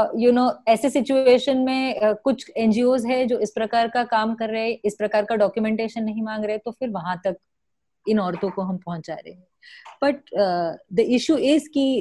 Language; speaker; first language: Hindi; non-native, local second language; Marathi